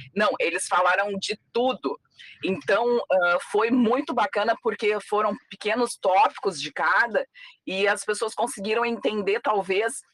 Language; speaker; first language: Portuguese; native; Portuguese